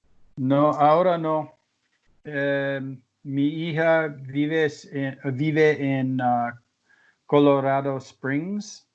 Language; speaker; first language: Spanish; non-native, learner; English